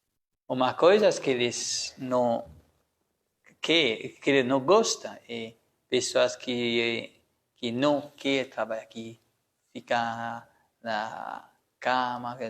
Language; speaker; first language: Portuguese; non-native, learner; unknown